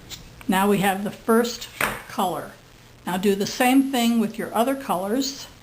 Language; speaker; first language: English; native; English